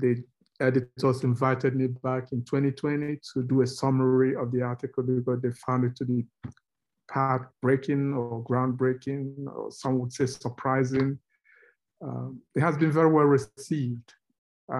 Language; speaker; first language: English; non-native, local second language; Igbo